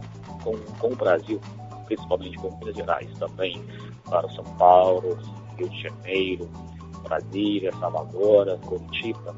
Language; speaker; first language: Portuguese; non-native, fluent; Chinese